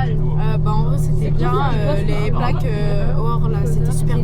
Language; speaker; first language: French; native; French